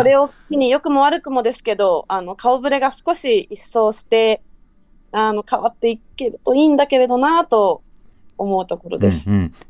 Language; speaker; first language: Japanese; native; Japanese